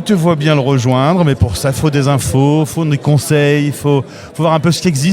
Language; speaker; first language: French; native; French